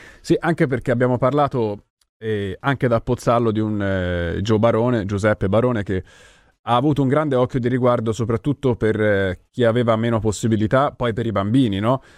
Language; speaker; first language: Italian; native; Italian